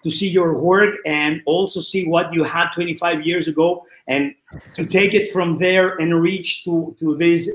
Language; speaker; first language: English; non-native, fluent; Greek